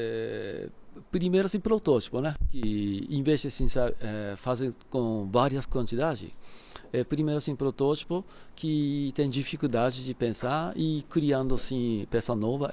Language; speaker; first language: Portuguese; non-native, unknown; Japanese